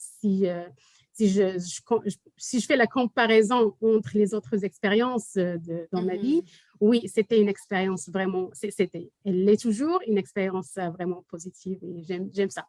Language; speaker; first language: French; non-native, local second language; Arabic